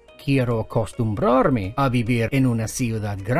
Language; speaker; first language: Spanish; non-native, fluent; English